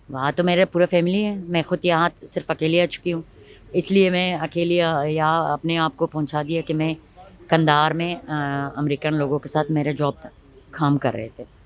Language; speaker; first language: Hindi; non-native, fluent; Pashto